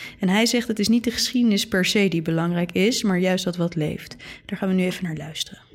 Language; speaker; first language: Dutch; native; Dutch